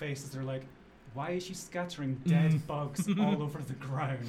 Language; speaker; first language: English; native; English